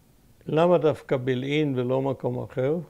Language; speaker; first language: Hebrew; early bilingual, other home language; German